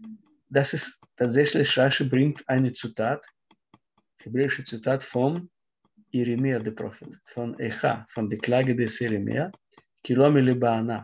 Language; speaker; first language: German; non-native, fluent; Russian